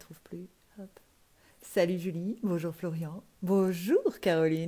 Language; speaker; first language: French; native; French